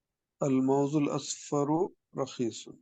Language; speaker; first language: Arabic; non-native, learner; Urdu